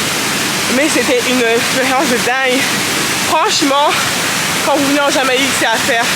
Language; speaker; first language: French; native; French